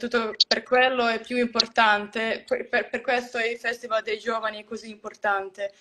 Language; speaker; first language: Italian; non-native, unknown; Croatian